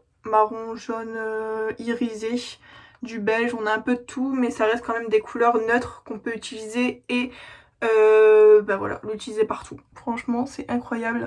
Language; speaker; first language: French; native; French